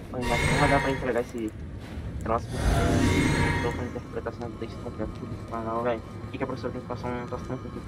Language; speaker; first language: Portuguese; native; Portuguese